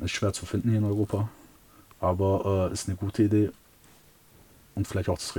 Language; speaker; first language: German; early bilingual, other home language; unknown